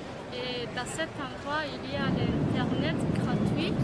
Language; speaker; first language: French; non-native, local second language; Kinyarwanda